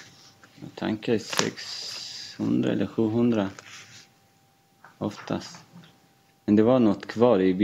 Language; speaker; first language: Swedish; non-native, fluent; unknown